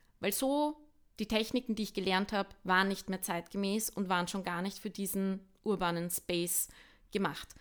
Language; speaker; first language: German; early bilingual, other home language; Bosnian